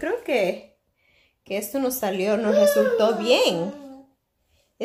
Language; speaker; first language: Spanish; early bilingual, heritage; English